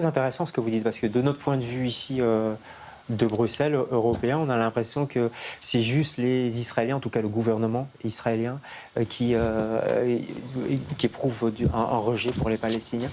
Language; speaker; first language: French; native; French